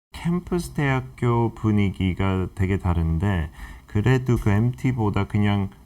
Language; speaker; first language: Korean; non-native, fluent; English